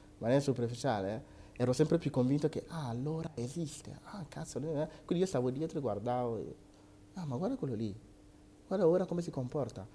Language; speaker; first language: Italian; early bilingual, other home language; Akan